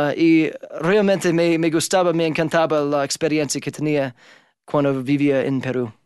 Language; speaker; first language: Spanish; non-native, fluent; English